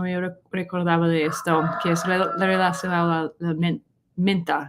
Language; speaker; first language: Spanish; non-native, learner; English